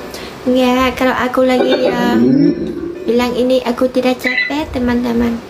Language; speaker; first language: Indonesian; non-native, learner; Vietnamese